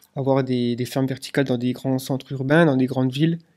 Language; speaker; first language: French; native; French